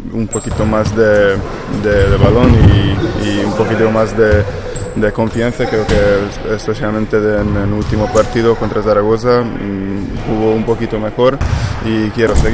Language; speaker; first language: Spanish; non-native, learner; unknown